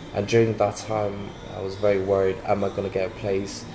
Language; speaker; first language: English; non-native, fluent; Swedish